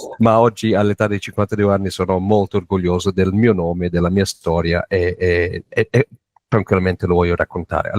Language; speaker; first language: Italian; non-native, fluent; English